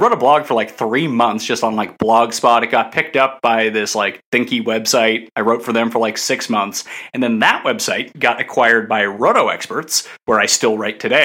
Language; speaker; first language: English; native; English